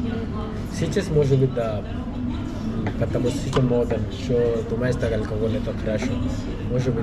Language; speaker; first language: Russian; non-native, learner; Hindi